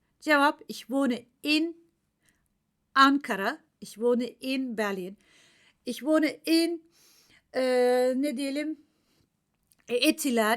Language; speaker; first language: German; non-native, fluent; Turkish